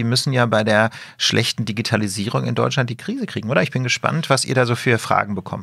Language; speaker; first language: German; native; German